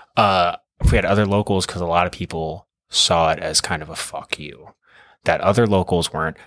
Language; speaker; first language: English; native; English